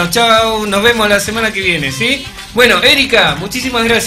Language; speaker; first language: Spanish; native; Spanish